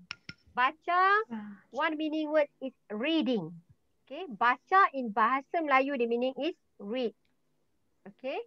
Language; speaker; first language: English; non-native, learner; Malay